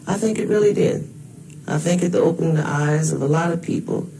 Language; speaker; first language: English; native; English